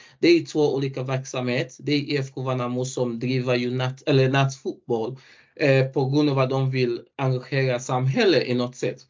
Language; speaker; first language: Swedish; non-native, fluent; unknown